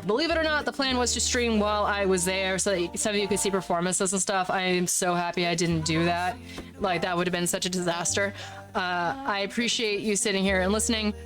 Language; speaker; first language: English; native; English